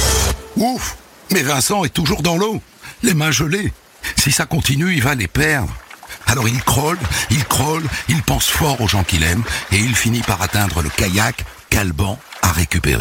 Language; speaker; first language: French; native; French